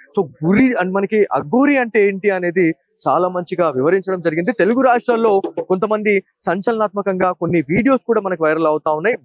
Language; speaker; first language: Telugu; native; Telugu